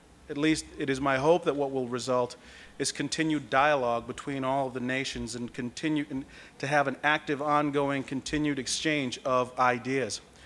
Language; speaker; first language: English; early bilingual, other home language; Kabuverdianu